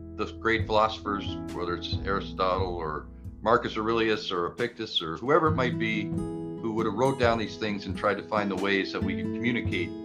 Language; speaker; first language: English; native; English